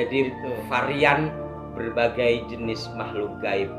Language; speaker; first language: Indonesian; native; Indonesian